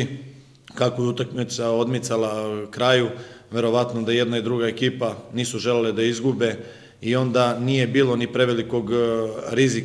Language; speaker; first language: Serbian; native; Serbian